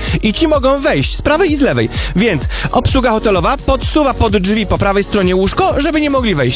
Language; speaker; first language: Polish; native; Polish